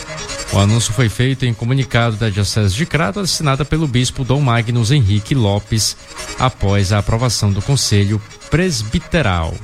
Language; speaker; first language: Portuguese; native; Portuguese